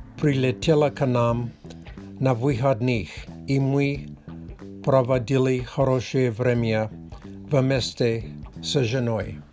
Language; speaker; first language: Russian; non-native, learner; English